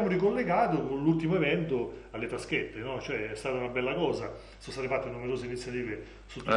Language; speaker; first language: Italian; native; Italian